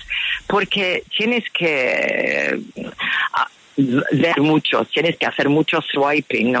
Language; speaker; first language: Spanish; non-native, fluent; English